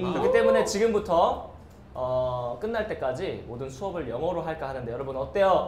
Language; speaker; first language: Korean; native; Korean